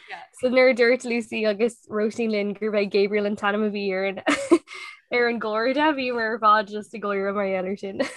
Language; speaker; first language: Irish; non-native, local second language; English